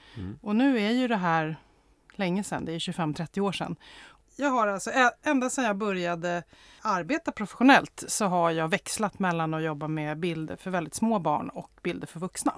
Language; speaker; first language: Swedish; native; Swedish